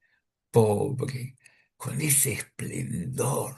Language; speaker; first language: Spanish; early bilingual, other home language; Russian